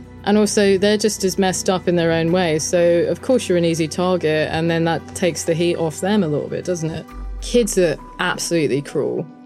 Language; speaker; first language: English; native; English